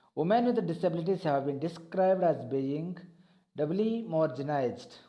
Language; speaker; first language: English; non-native, local second language; Kannada